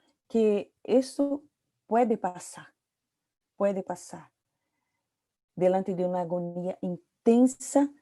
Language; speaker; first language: Portuguese; non-native, learner; Spanish